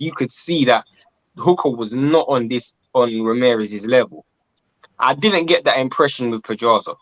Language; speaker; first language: English; native; English